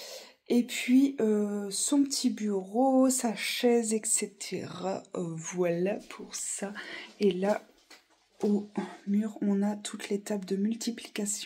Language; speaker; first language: French; native; French